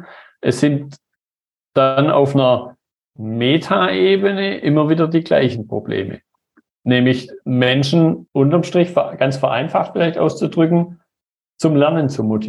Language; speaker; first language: German; native; German